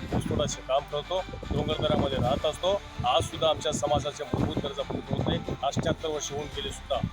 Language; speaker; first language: Marathi; non-native, local second language; Lambadi